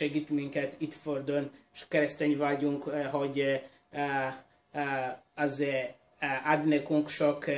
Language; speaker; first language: Hungarian; non-native, learner; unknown